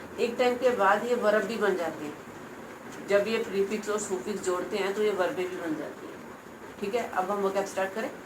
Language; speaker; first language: Hindi; non-native, local second language; Punjabi